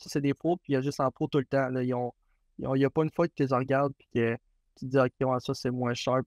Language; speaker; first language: French; native; French